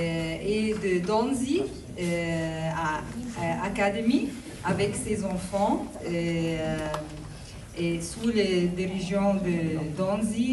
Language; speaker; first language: French; non-native, fluent; Arabic